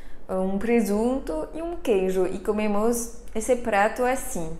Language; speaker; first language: Portuguese; non-native, fluent; French